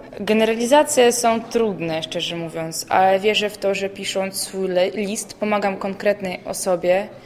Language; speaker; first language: Polish; non-native, fluent; Belarusian